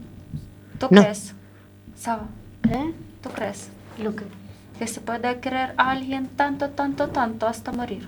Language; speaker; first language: Spanish; non-native, fluent; Ukrainian